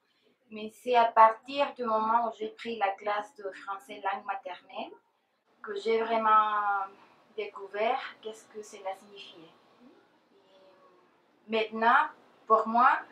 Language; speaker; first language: French; non-native, fluent; Spanish